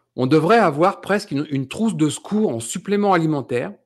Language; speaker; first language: French; native; French